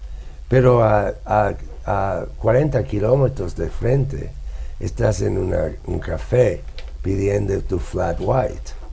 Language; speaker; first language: Spanish; non-native, fluent; English